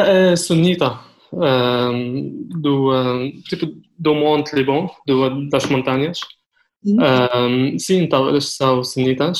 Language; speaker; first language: Portuguese; non-native, fluent; Arabic